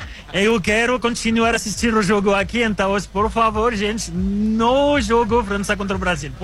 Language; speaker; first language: Portuguese; non-native, learner; French